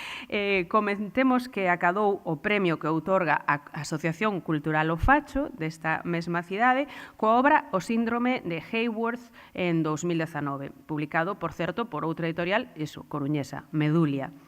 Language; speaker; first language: Galician; native; Galician